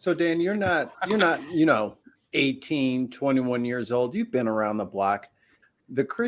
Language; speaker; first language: English; native; English